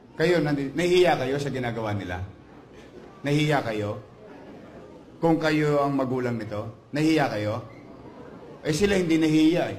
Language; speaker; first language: Filipino; native; Filipino